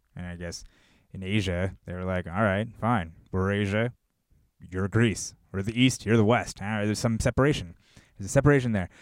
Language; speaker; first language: English; early bilingual, other home language; Korean